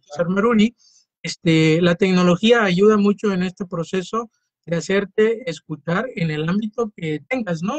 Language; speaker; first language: Spanish; native; Spanish